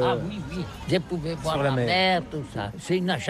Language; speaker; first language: French; non-native, learner; Catalan